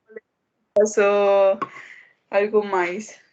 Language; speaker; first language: Portuguese; non-native, learner; Spanish